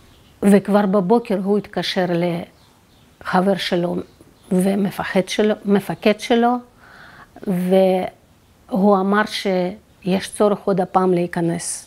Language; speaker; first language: Hebrew; non-native, fluent; Russian